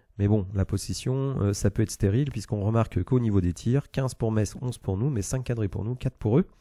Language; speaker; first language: French; native; French